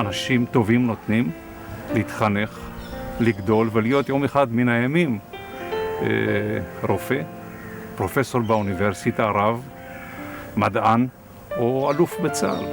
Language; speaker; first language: Hebrew; non-native, fluent; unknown